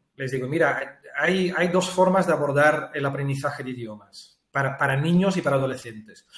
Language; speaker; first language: Spanish; non-native, fluent; Dutch